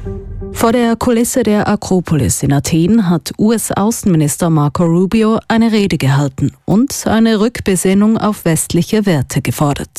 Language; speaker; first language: German; native; German